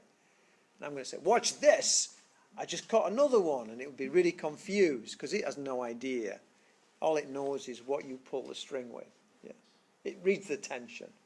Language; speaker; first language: English; native; English